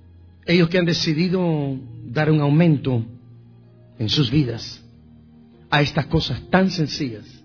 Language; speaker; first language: Spanish; native; Spanish